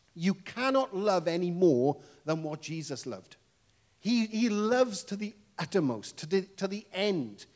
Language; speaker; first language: English; native; English